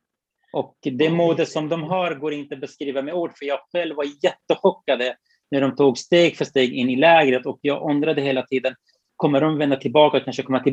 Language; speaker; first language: Swedish; non-native, fluent; Kurdish